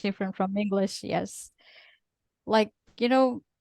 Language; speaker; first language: English; non-native, fluent; Indonesian